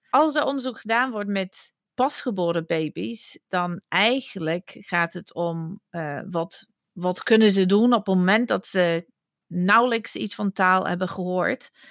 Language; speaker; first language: Dutch; non-native, fluent; English